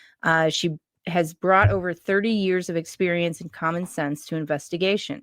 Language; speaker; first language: English; native; English